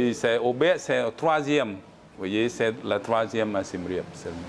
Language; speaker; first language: French; non-native, learner; Khmer